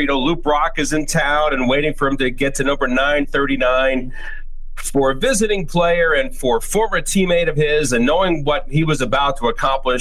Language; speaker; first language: English; native; English